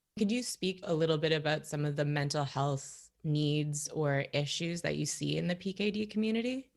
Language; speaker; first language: English; native; English